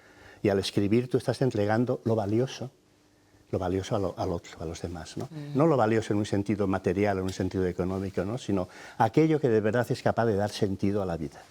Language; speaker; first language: Spanish; native; Spanish